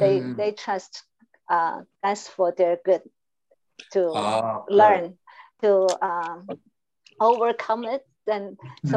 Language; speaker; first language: English; non-native, learner; Chinese